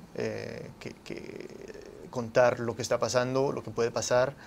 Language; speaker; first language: Spanish; early bilingual, heritage; Spanish